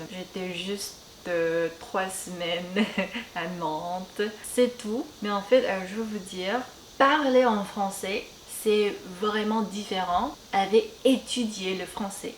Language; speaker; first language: French; non-native, fluent; Korean